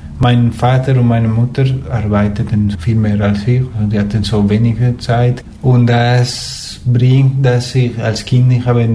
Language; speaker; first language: German; non-native, fluent; Spanish